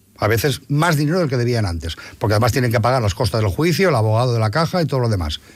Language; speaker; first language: Spanish; non-native, local second language; Catalan